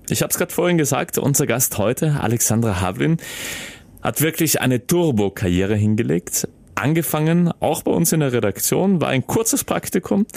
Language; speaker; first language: German; native; German